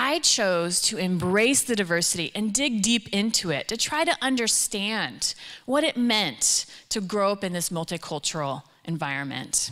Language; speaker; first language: English; native; English